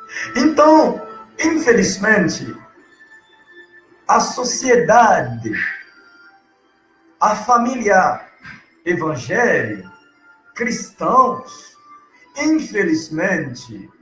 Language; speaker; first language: Portuguese; non-native, learner; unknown